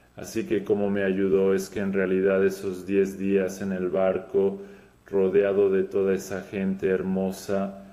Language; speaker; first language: Spanish; non-native, fluent; Serbian